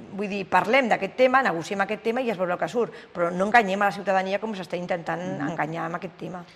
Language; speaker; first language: Catalan; non-native, local second language; Spanish